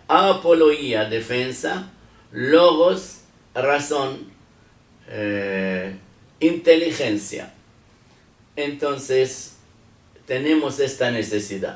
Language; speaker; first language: Spanish; non-native, fluent; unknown